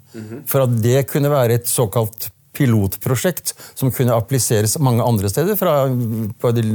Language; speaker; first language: Norwegian; native; Norwegian